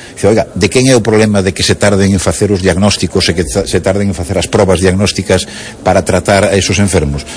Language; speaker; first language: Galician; native; Galician